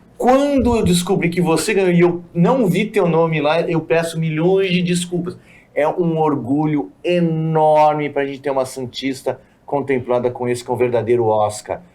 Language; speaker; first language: Portuguese; native; Portuguese